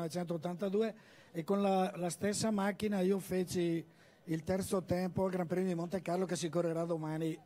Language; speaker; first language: Italian; native; Italian